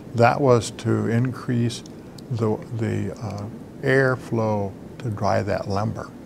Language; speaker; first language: English; native; English